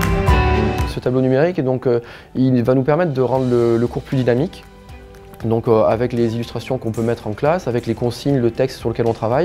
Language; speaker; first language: French; native; French